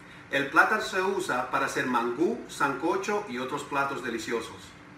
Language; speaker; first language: Spanish; native; Spanish